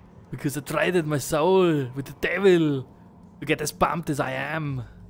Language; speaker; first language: English; non-native, fluent; German